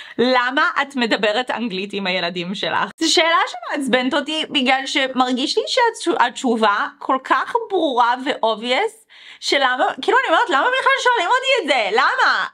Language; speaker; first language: Hebrew; early bilingual, other home language; English